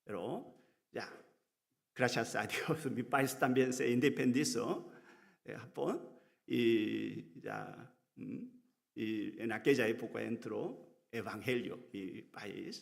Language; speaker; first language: Spanish; non-native, learner; Korean